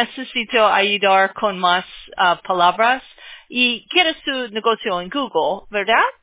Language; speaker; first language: Spanish; non-native, learner; English